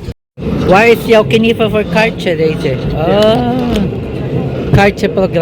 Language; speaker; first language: Dutch; non-native, learner; Filipino